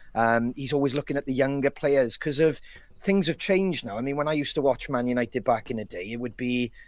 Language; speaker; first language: English; native; English